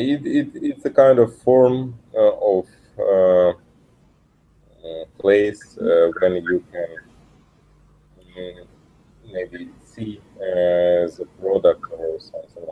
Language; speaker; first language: English; non-native, learner; Russian